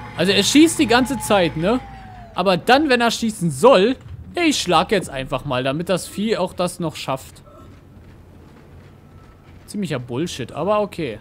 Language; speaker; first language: German; native; German